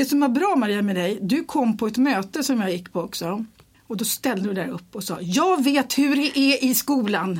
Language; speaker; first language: Swedish; native; Swedish